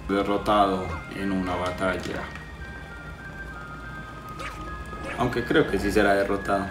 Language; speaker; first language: Spanish; native; Spanish